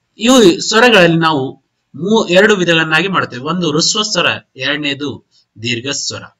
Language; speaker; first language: Kannada; non-native, local second language; Urdu